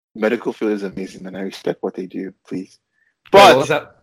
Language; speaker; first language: English; non-native, local second language; Yoruba